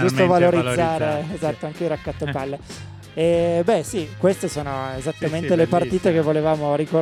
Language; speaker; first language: Italian; native; Italian